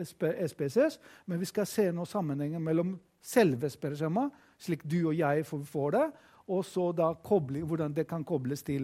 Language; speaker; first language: Norwegian; non-native, fluent; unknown